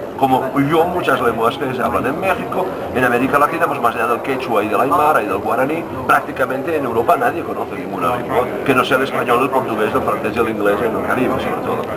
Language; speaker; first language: Spanish; non-native, local second language; Catalan